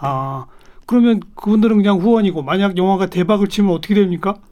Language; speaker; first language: Korean; native; Korean